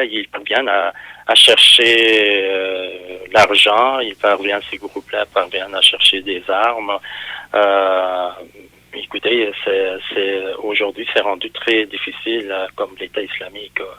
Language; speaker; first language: French; non-native, fluent; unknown